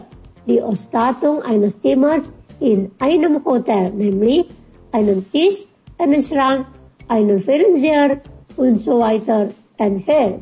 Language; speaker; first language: German; non-native, fluent; Indonesian